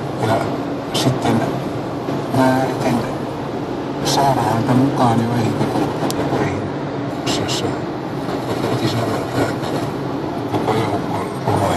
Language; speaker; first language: Finnish; native; Finnish